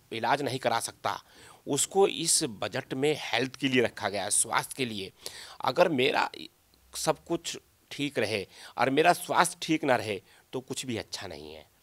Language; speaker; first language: Hindi; native; Hindi